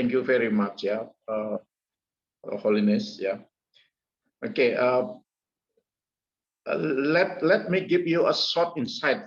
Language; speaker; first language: English; non-native, fluent; Indonesian